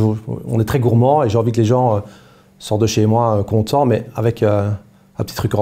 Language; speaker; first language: French; native; French